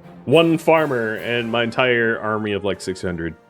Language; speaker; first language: English; native; English